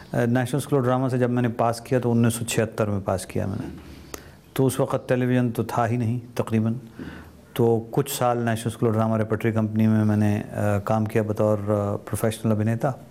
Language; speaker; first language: Hindi; native; Hindi